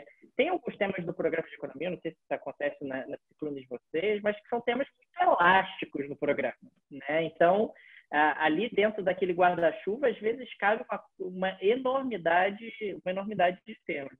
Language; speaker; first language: Portuguese; native; Portuguese